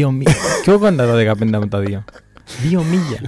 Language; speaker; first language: Greek; native; Greek